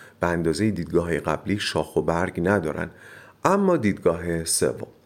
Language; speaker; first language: Persian; native; Persian